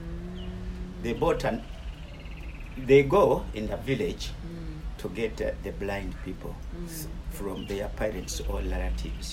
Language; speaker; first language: English; non-native, local second language; Ganda